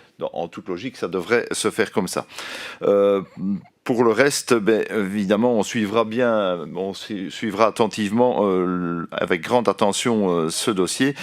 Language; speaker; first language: French; native; French